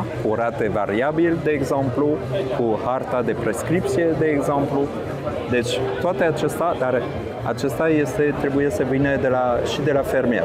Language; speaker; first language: Romanian; non-native, fluent; French